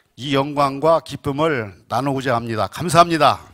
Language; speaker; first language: Korean; native; Korean